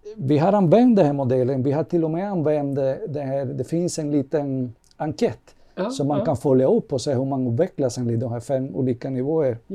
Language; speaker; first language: Swedish; non-native, fluent; Spanish